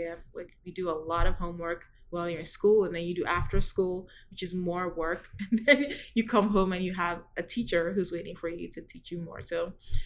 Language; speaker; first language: English; non-native, local second language; Igbo